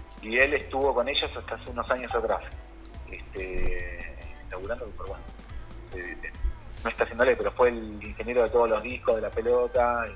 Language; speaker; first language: Spanish; native; Spanish